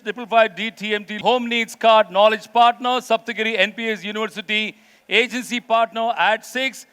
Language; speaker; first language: Kannada; native; Kannada